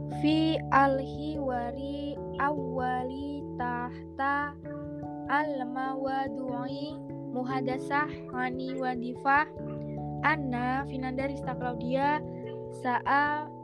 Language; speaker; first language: Arabic; non-native, learner; Indonesian